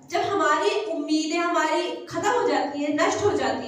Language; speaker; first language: Hindi; native; Hindi